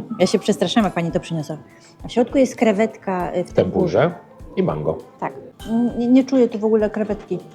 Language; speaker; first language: Polish; native; Polish